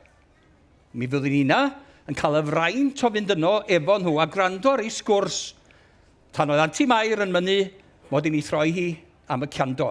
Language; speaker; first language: Welsh; native; Welsh